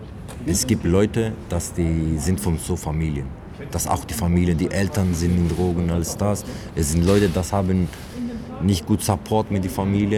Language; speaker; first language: German; non-native, learner; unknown